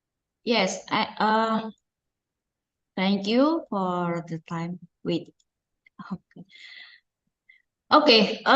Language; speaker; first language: English; non-native, fluent; Indonesian